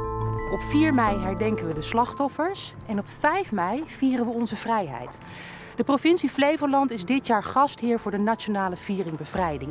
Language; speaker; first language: Dutch; native; Dutch